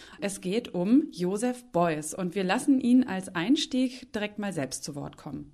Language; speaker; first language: German; native; German